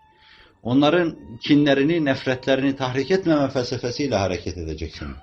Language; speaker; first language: Turkish; native; Turkish